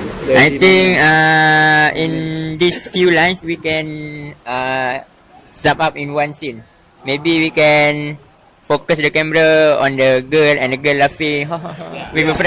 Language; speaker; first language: English; non-native, fluent; Malay